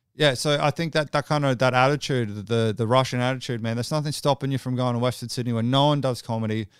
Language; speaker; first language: English; native; English